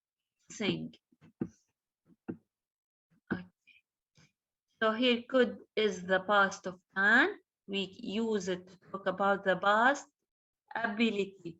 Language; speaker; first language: English; non-native, fluent; Arabic